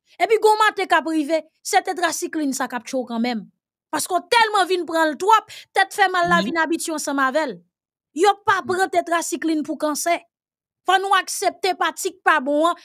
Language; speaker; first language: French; non-native, local second language; Haitian Creole